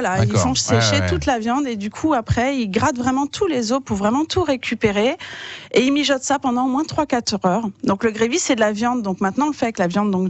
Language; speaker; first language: French; native; French